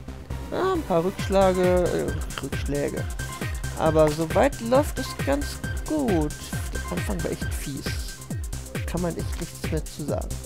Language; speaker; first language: German; native; German